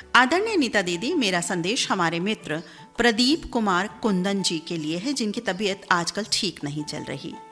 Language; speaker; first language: Hindi; native; Hindi